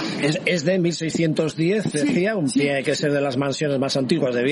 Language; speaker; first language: Spanish; native; Spanish